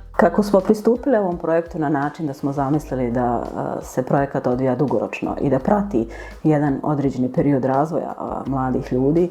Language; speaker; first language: Bosnian; native; Bosnian